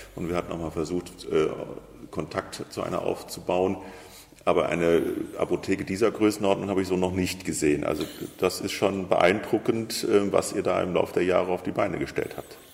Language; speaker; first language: German; native; German